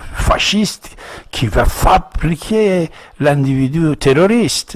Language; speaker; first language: French; non-native, fluent; Persian